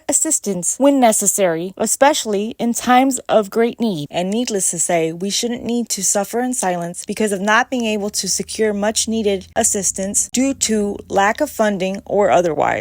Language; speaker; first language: English; native; English